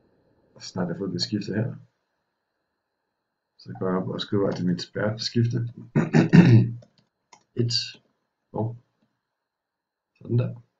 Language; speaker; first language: Danish; native; Danish